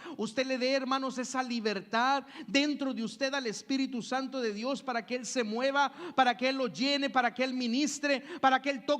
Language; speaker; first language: Spanish; native; Spanish